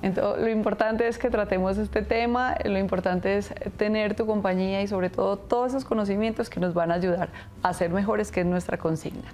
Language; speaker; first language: Spanish; native; Spanish